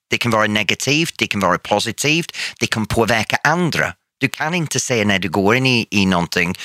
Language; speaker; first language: Swedish; non-native, fluent; English